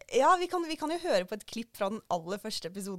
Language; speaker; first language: Norwegian; native; Norwegian